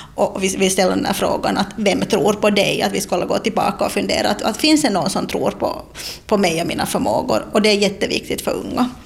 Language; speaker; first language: Swedish; native; Swedish